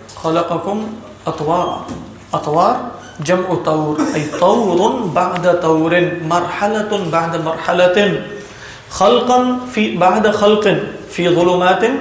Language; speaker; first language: Urdu; native; Urdu